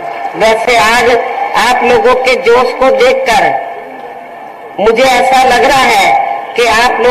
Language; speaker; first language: Hindi; native; Hindi